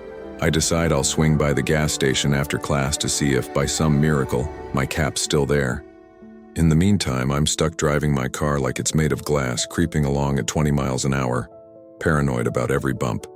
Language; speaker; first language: English; native; English